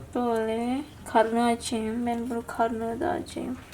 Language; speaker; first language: Turkish; non-native, learner; Indonesian